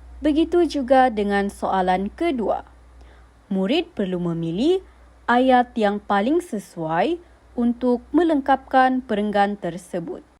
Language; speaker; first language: Malay; native; Malay